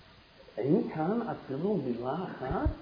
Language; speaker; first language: Hebrew; non-native, fluent; English